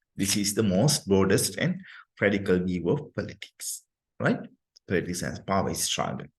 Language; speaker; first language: English; non-native, local second language; Sinhala